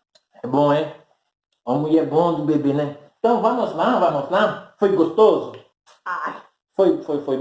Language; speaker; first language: Portuguese; non-native, fluent; Haitian Creole